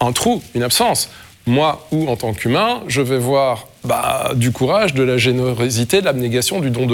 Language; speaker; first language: French; native; French